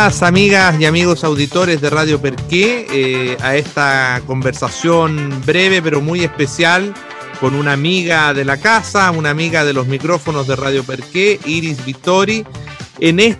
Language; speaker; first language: Spanish; native; Spanish